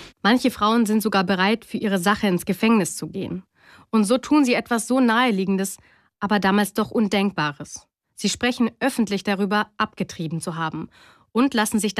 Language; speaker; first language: German; native; German